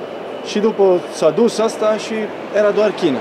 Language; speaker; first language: Romanian; non-native, fluent; Italian